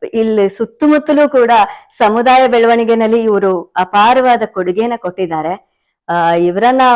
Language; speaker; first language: Kannada; native; Kannada